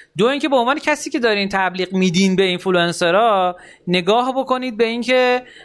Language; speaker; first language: Persian; native; Persian